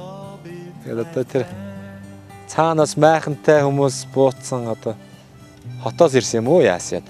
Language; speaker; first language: Mongolian; native; Mongolian